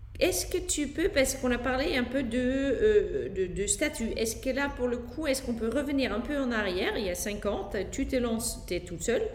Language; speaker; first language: French; non-native, fluent; Dutch